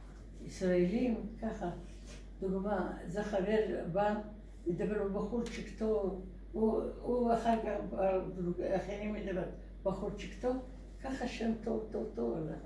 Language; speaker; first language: Hebrew; non-native, learner; Russian